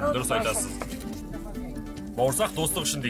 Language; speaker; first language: Kazakh; native; Kazakh